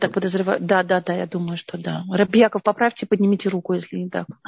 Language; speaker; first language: Russian; native; Russian